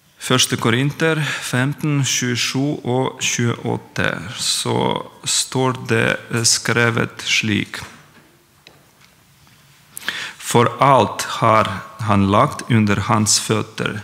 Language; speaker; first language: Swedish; non-native, fluent; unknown